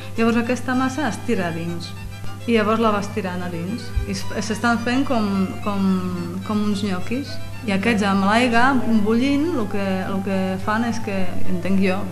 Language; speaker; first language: Catalan; non-native, fluent; Slovak